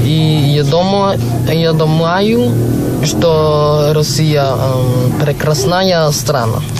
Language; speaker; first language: Russian; non-native, learner; Filipino